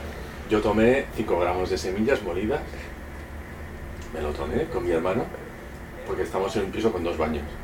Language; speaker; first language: Spanish; native; Spanish